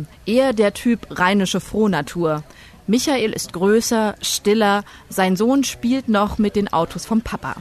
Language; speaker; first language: German; native; German